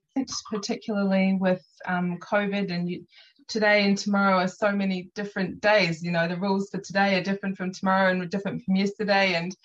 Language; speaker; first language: English; native; English